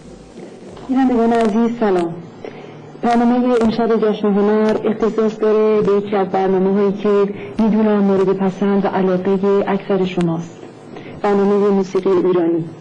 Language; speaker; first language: Persian; native; Persian